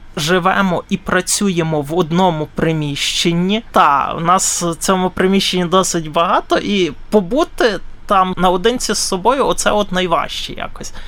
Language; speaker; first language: Ukrainian; native; Ukrainian